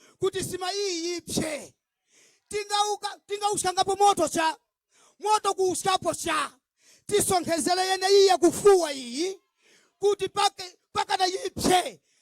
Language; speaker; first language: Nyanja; non-native, local second language; Tumbuka